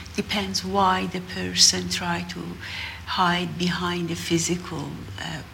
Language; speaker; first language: English; non-native, fluent; Persian